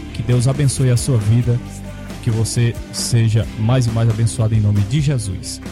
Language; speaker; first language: Portuguese; native; Portuguese